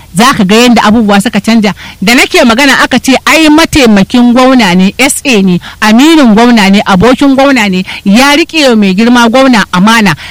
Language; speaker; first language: Hausa; native; Hausa